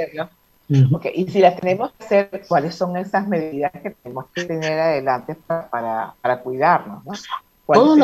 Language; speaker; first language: Spanish; native; Spanish